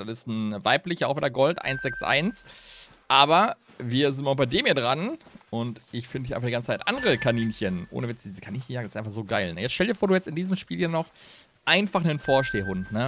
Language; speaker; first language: German; native; German